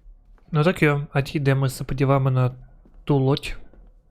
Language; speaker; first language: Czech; non-native, learner; Ukrainian